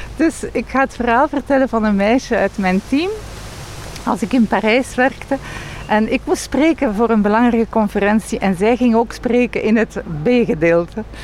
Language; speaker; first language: Dutch; non-native, local second language; French